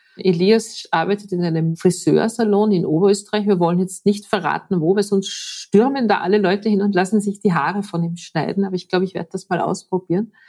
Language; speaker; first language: German; native; German